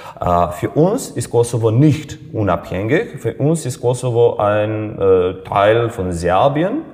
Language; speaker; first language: German; non-native, fluent; Serbian